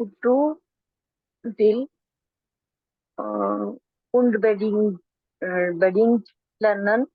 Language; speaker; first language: German; non-native, learner; Hindi